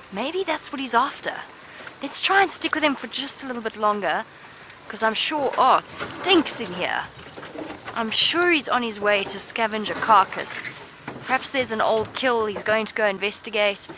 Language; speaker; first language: English; native; English